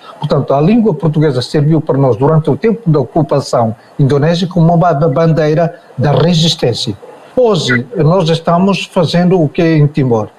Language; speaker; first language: Portuguese; non-native, local second language; Tetum